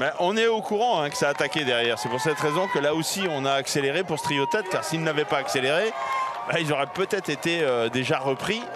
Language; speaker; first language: French; native; French